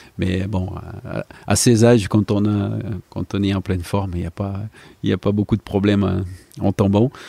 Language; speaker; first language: French; non-native, fluent; Portuguese